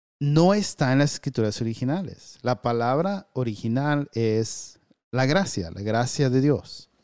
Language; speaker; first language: Spanish; early bilingual, heritage; Spanish